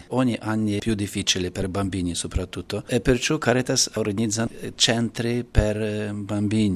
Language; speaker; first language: Italian; non-native, learner; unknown